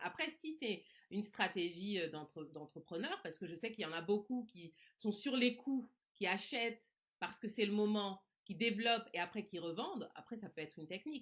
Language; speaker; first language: French; native; French